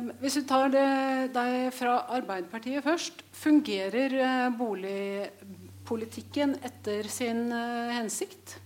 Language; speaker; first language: Norwegian; native; Norwegian